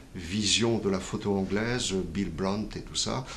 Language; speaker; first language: French; native; French